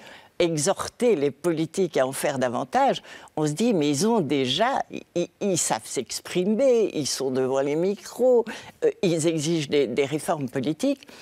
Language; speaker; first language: French; native; French